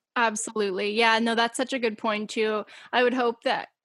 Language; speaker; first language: English; native; English